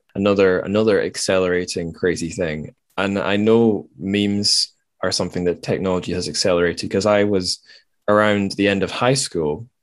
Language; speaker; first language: English; native; English